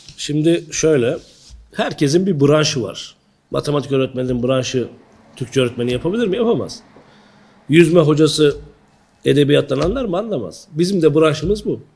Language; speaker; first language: Turkish; native; Turkish